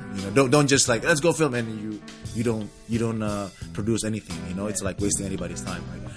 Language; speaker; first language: English; early bilingual, other home language; Indonesian